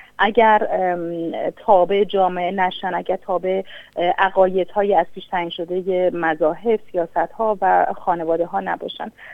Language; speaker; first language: Persian; native; Persian